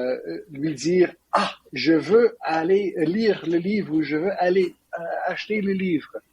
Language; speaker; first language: French; non-native, learner; English